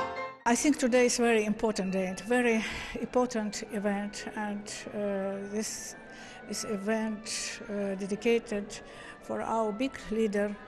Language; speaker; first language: English; non-native, learner; Azerbaijani